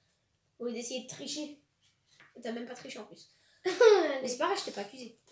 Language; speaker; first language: French; native; French